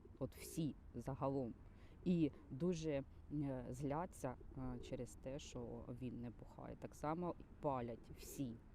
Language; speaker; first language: Ukrainian; native; Ukrainian